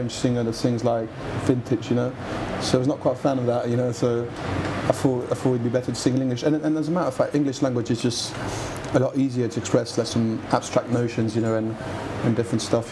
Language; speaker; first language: English; non-native, fluent; French